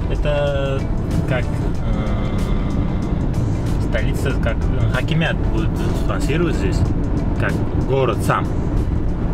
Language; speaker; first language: Russian; non-native, learner; Uzbek